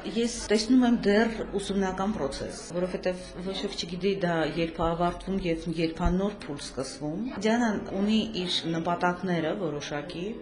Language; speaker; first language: Armenian; native; Armenian